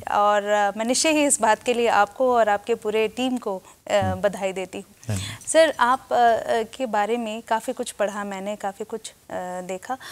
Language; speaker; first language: Hindi; native; Hindi